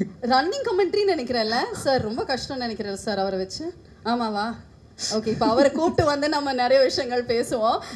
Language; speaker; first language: Tamil; native; Tamil